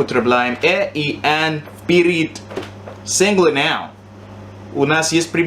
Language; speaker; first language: Russian; non-native, learner; English